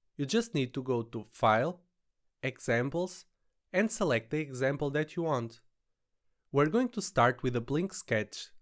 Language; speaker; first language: English; non-native, fluent; Portuguese